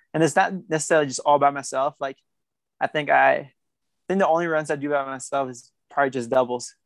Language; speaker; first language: English; native; English